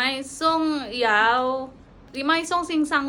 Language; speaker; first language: Cantonese; non-native, learner; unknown